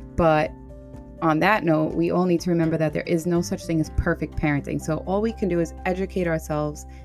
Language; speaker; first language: English; native; English